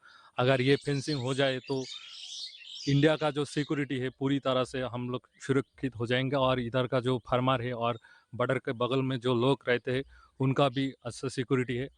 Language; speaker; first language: Hindi; non-native, local second language; Bangla